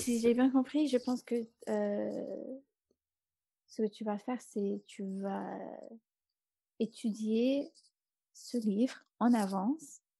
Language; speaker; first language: French; non-native, fluent; English